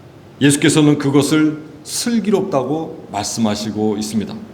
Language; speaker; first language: Korean; native; Korean